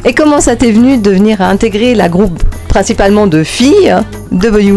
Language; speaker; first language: French; native; French